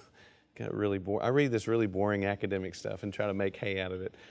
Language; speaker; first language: English; native; English